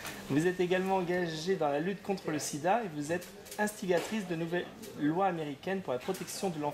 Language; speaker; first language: French; native; French